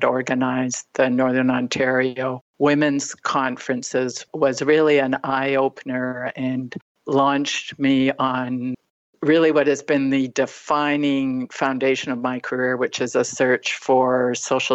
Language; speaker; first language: English; native; English